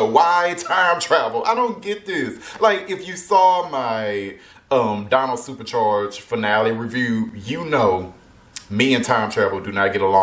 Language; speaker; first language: English; native; English